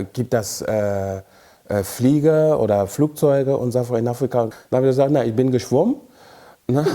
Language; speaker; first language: German; non-native, fluent; French